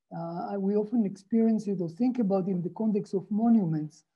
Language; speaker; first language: English; non-native, fluent; Hebrew